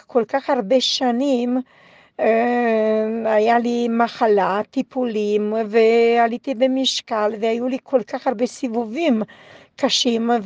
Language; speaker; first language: Hebrew; non-native, fluent; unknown